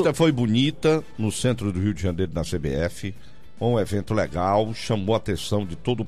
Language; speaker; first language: Portuguese; native; Portuguese